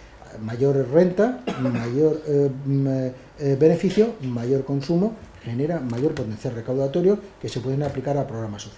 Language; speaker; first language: Spanish; native; Spanish